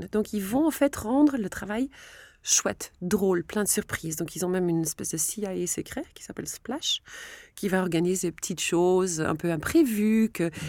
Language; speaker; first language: French; non-native, local second language; Dutch